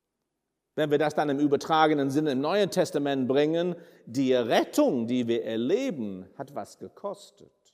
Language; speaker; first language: German; non-native, fluent; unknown